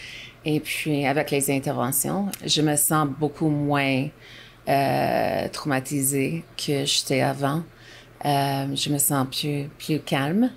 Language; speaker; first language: French; non-native, local second language; English